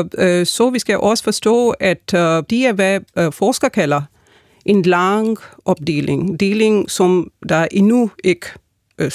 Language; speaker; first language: Danish; non-native, fluent; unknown